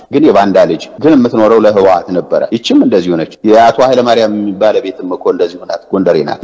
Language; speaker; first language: Amharic; native; Amharic